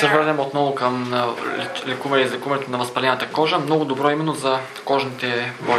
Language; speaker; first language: Bulgarian; native; Bulgarian